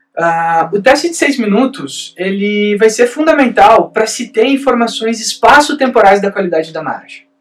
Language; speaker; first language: Portuguese; native; Portuguese